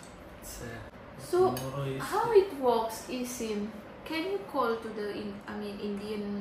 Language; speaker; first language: English; non-native, learner; Indonesian